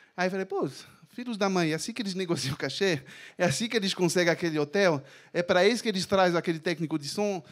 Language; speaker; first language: Portuguese; non-native, fluent; French